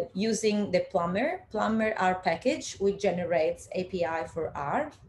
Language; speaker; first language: English; non-native, fluent; Italian